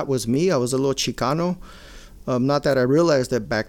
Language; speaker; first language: English; native; English